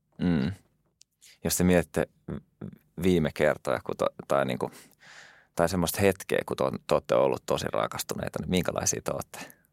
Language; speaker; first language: Finnish; early bilingual, other home language; French